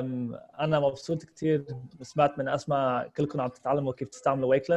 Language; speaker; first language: Arabic; early bilingual, heritage; Arabic